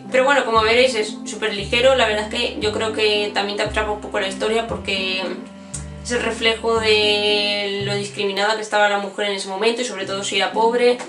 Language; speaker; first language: Spanish; native; Spanish